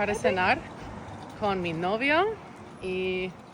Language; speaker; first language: Spanish; non-native, learner; English